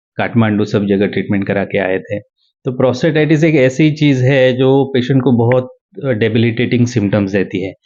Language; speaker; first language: Hindi; non-native, local second language; Marathi